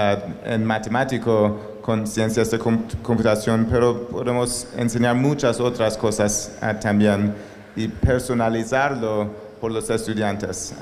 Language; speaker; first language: Spanish; non-native, learner; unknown